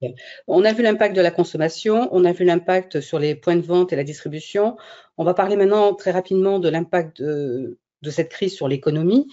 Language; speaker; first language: French; native; French